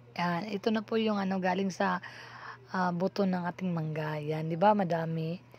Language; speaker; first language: Filipino; non-native, local second language; Cebuano